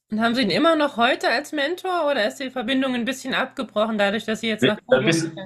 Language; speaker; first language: German; native; German